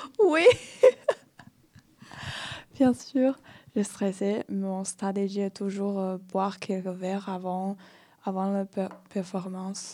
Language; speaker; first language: French; non-native, fluent; Chinese